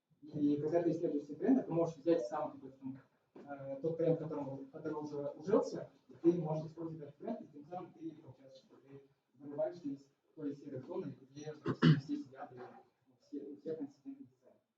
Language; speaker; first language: Russian; native; Russian